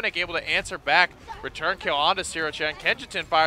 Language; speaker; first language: English; native; English